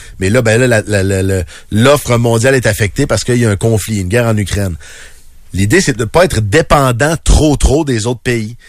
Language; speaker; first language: French; native; French